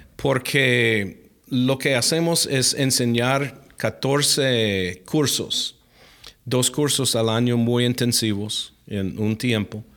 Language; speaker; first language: Spanish; non-native, fluent; English